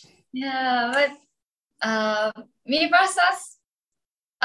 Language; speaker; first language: English; non-native, learner; Japanese